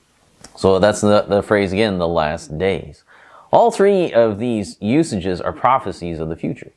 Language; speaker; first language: English; native; English